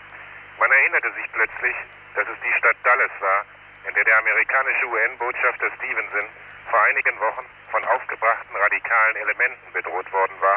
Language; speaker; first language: German; native; German